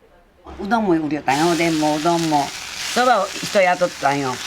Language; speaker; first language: Japanese; native; Japanese